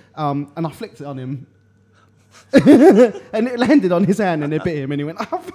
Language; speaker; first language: English; early bilingual, other home language; Cantonese